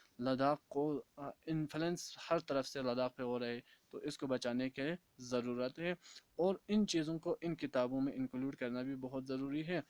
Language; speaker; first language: Urdu; non-native, local second language; Kashmiri